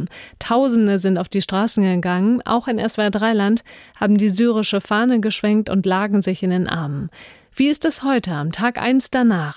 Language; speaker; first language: German; native; German